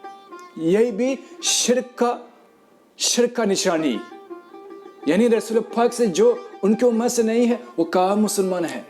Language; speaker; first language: Urdu; non-native, fluent; Persian